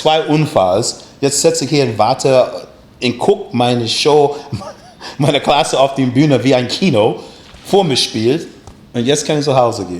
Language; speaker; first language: German; non-native, learner; English